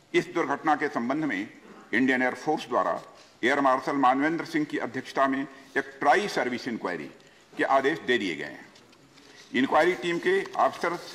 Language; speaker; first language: Hindi; native; Hindi